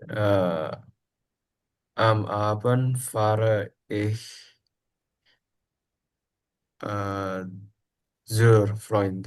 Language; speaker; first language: German; non-native, learner; Indonesian